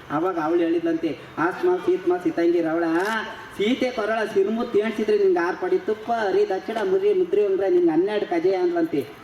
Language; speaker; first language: Kannada; native; Kannada